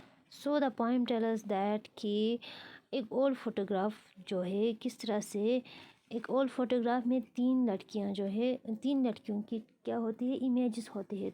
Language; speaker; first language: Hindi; non-native, local second language; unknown